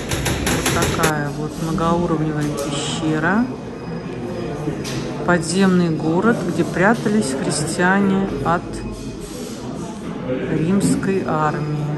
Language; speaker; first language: Russian; native; Russian